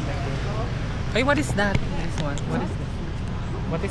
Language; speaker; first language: English; non-native, learner; Filipino